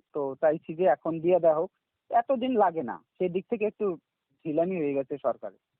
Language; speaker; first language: Bangla; native; Bangla